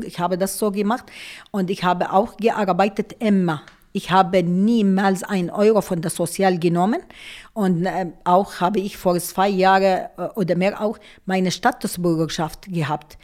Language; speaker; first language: German; non-native, local second language; Arabic